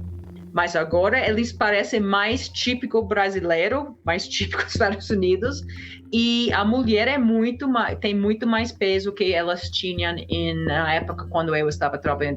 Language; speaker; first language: Portuguese; non-native, fluent; English